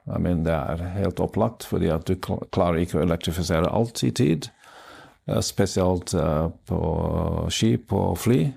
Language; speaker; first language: Norwegian; non-native, fluent; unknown